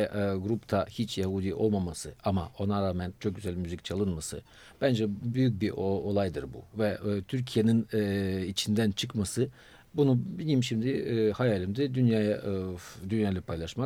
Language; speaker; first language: Turkish; non-native, fluent; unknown